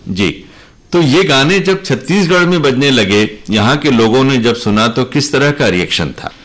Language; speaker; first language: Hindi; native; Hindi